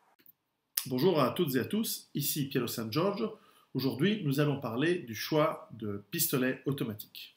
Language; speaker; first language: French; native; French